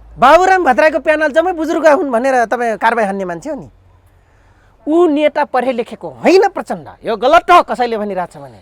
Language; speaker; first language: Nepali; non-native, local second language; Dangaura Tharu